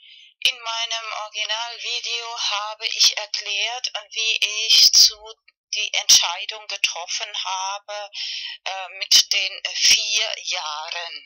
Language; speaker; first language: German; non-native, fluent; Spanish